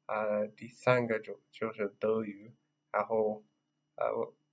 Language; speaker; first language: Chinese; non-native, learner; English